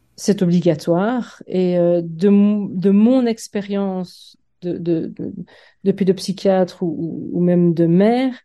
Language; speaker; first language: French; native; French